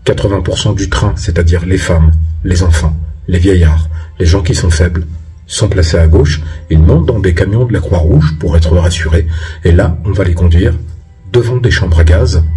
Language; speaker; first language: French; native; French